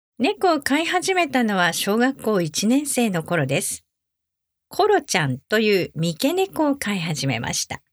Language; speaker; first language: Japanese; native; Japanese